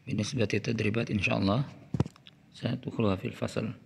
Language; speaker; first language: Arabic; non-native, fluent; Indonesian